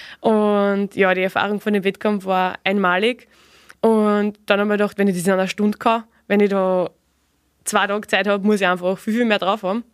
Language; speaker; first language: German; native; German